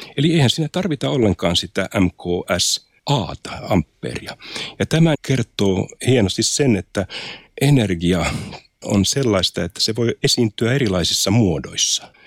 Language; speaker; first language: Finnish; native; Finnish